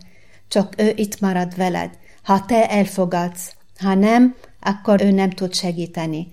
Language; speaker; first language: Hungarian; non-native, learner; Arabic